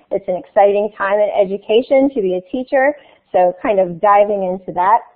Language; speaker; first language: English; native; English